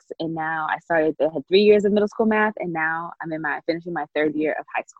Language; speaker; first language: English; native; English